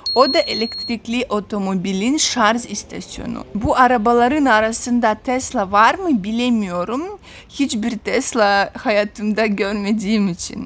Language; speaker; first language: Turkish; non-native, fluent; Russian